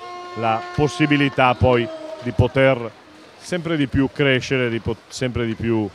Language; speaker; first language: Italian; native; Italian